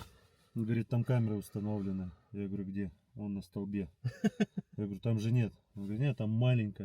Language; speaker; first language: Russian; native; Russian